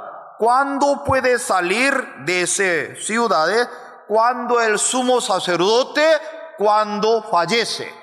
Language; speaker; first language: Spanish; non-native, fluent; Korean